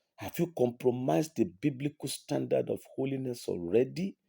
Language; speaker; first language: English; non-native, local second language; Yoruba